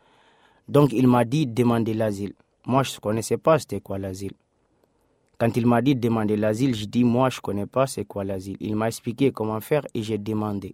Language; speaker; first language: French; non-native, local second language; Fula